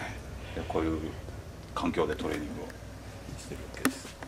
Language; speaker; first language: Japanese; native; Japanese